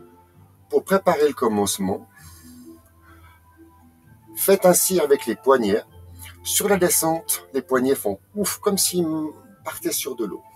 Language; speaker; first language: French; native; French